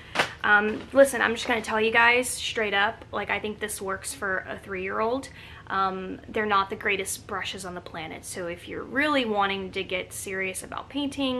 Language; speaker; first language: English; native; English